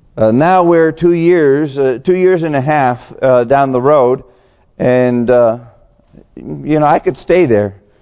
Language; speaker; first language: English; native; English